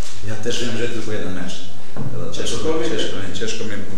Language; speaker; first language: Polish; non-native, learner; Slovenian